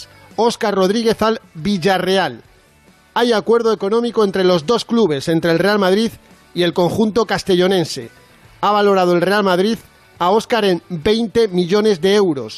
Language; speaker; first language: Spanish; native; Spanish